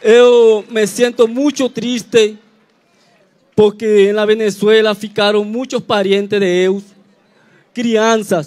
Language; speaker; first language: Portuguese; non-native, learner; Spanish